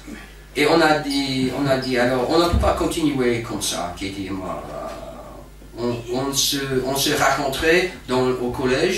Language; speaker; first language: French; non-native, fluent; English